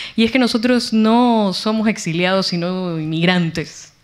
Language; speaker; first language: Spanish; native; Spanish